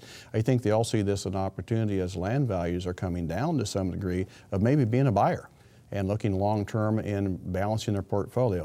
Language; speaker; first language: English; native; English